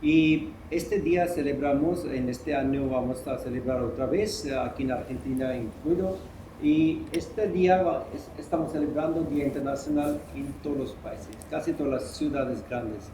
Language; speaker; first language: Spanish; non-native, fluent; Hindi